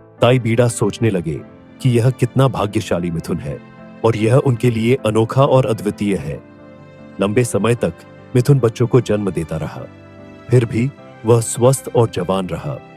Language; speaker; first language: Hindi; non-native, local second language; Nyishi